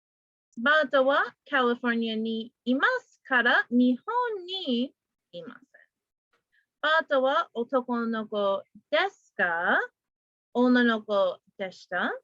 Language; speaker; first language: Japanese; non-native, fluent; English